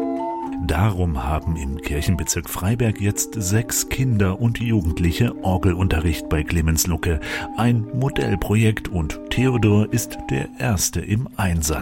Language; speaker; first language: German; native; German